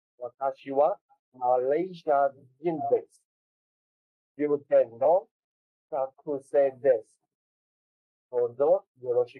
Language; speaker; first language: Japanese; non-native, learner; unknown